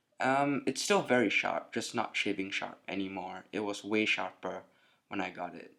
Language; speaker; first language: English; native; English